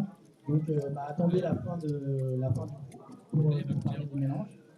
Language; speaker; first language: French; native; French